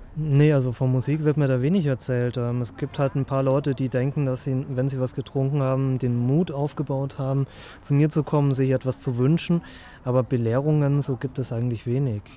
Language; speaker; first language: German; native; German